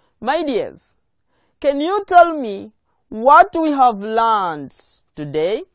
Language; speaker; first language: English; non-native, local second language; Swahili